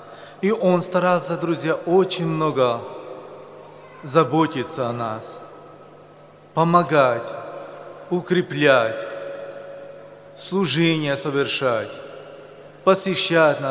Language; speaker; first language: Russian; non-native, local second language; Romany